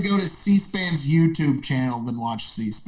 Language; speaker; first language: English; native; English